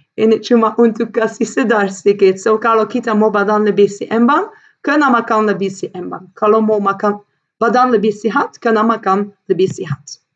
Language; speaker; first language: Malay; non-native, fluent; Dutch